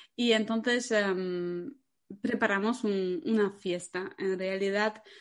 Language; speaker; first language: Spanish; non-native, fluent; German